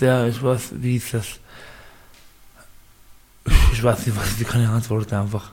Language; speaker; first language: German; non-native, learner; Baluchi